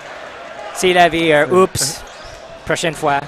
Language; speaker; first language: French; non-native, local second language; English